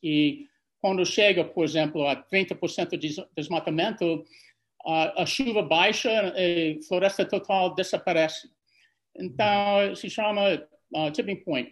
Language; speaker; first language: Portuguese; non-native, fluent; English